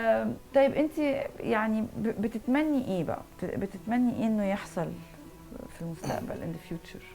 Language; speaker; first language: Arabic; native; Arabic